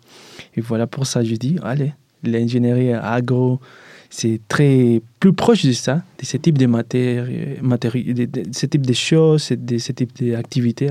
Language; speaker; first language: French; non-native, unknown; Spanish